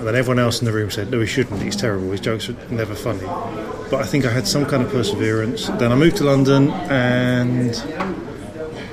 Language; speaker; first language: English; native; English